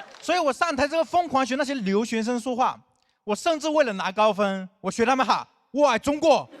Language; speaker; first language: Chinese; non-native, local second language; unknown